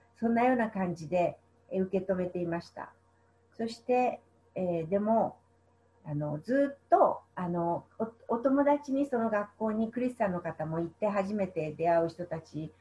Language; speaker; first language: Japanese; native; Japanese